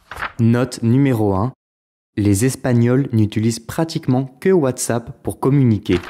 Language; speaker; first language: French; native; French